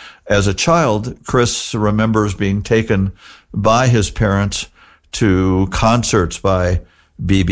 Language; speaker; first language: English; native; English